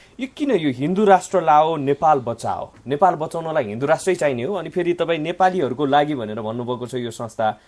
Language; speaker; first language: Nepali; native; Nepali